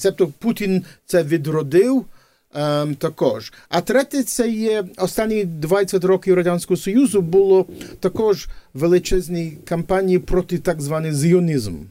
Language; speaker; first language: Ukrainian; early bilingual, heritage; English